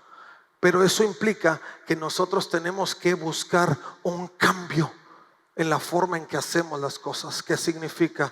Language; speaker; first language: Spanish; native; Spanish